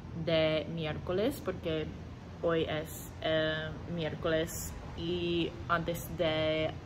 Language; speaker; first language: Spanish; non-native, learner; English